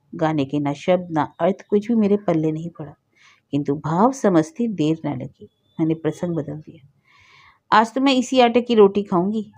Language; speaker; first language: Hindi; native; Hindi